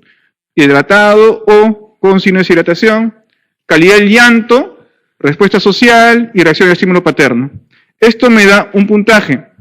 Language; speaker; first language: Spanish; native; Spanish